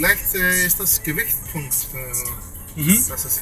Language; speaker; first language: German; non-native, learner; Greek